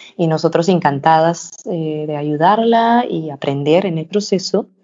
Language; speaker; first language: Spanish; non-native, fluent; Danish